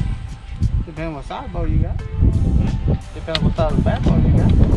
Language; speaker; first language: English; native; English